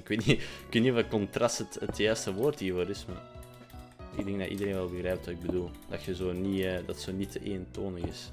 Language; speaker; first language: Dutch; native; Dutch